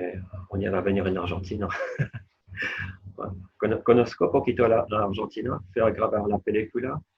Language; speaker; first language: Spanish; non-native, fluent; French